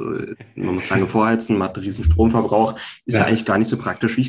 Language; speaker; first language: German; native; German